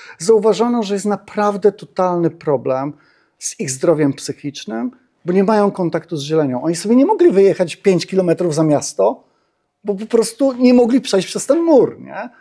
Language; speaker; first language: Polish; native; Polish